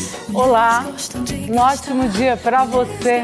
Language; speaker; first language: Portuguese; native; Portuguese